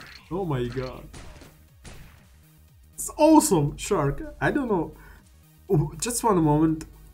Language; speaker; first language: English; non-native, learner; Russian